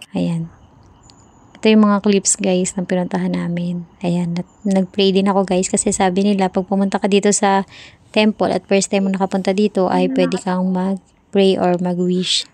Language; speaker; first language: Filipino; native; Filipino